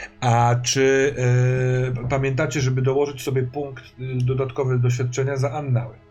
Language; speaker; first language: Polish; native; Polish